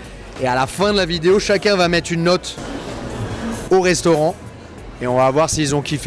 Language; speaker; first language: French; native; French